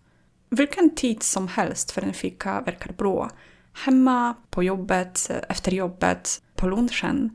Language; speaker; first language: Swedish; non-native, fluent; Polish